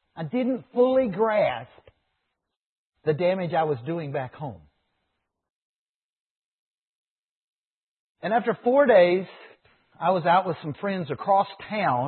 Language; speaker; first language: English; native; English